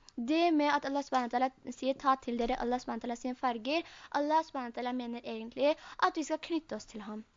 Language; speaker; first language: Norwegian; early bilingual, other home language; Urdu